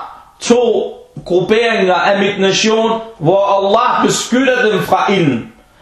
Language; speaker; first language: Danish; non-native, fluent; Arabic